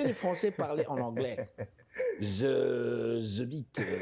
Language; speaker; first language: French; native; French